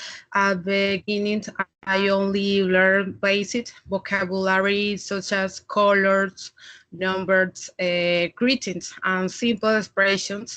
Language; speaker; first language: English; non-native, learner; Spanish